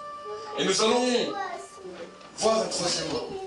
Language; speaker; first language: French; native; French